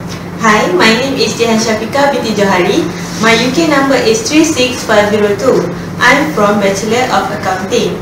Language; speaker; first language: English; non-native, local second language; Malay